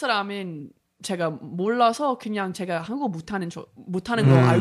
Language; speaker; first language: Korean; non-native, learner; English